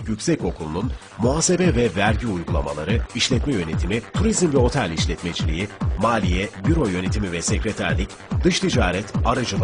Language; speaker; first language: Turkish; native; Turkish